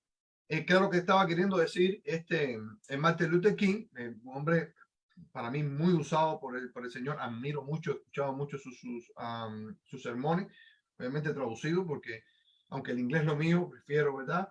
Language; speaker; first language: Spanish; native; Spanish